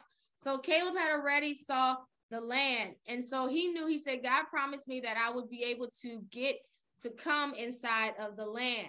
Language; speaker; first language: English; native; English